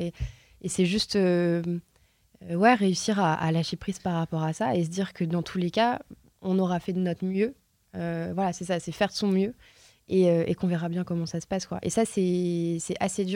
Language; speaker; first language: French; native; French